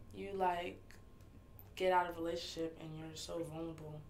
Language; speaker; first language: English; early bilingual, other home language; Haitian Creole